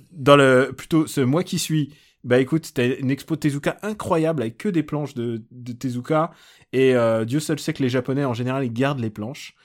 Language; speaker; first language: French; early bilingual, other home language; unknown